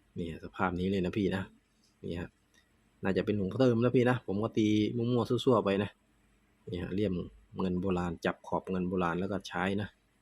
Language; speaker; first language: Thai; non-native, local second language; Northeastern Thai